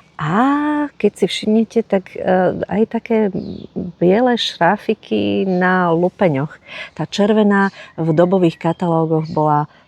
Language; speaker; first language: Slovak; native; Slovak